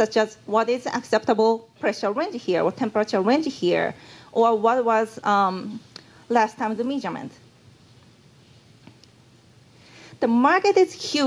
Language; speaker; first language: English; non-native, fluent; Japanese